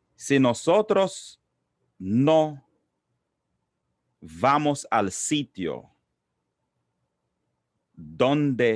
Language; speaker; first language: Spanish; non-native, local second language; English